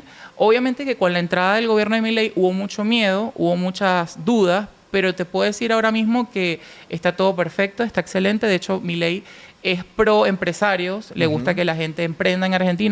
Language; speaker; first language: Spanish; native; Spanish